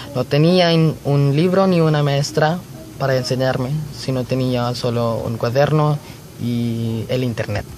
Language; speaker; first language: Spanish; non-native, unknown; Filipino